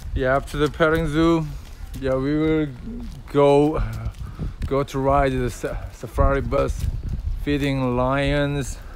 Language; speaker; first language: English; non-native, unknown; Korean